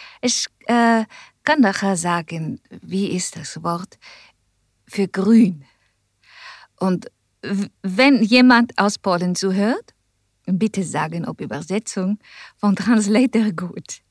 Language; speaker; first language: German; non-native, learner; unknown